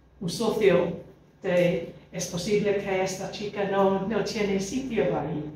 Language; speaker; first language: Spanish; non-native, fluent; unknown